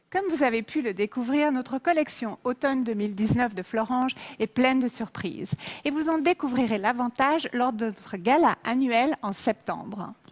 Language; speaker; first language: French; native; French